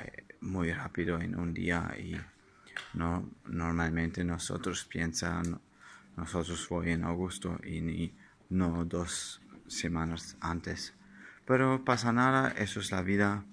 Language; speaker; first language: Spanish; non-native, learner; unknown